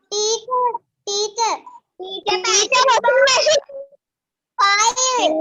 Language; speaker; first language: English; non-native, learner; Sinhala